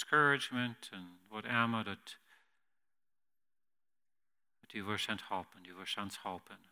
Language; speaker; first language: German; non-native, learner; Plautdietsch